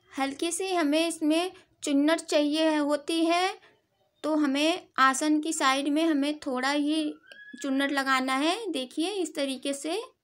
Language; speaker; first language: Hindi; native; Hindi